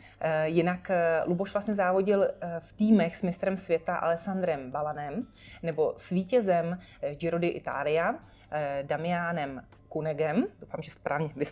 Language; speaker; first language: Czech; native; Czech